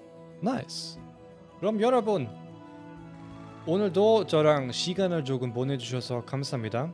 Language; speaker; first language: Korean; non-native, fluent; German